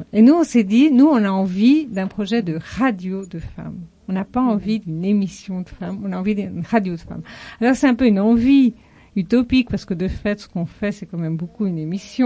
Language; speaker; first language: French; native; French